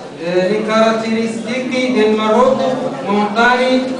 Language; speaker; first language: Italian; non-native, learner; Arabic